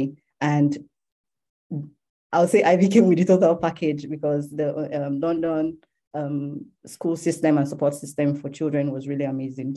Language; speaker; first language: English; non-native, local second language; Yoruba